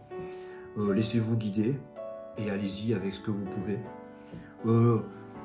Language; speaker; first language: French; native; French